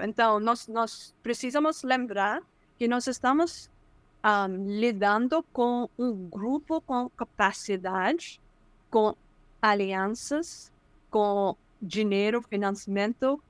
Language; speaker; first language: Portuguese; non-native, fluent; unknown